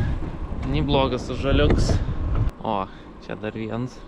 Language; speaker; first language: Lithuanian; native; Lithuanian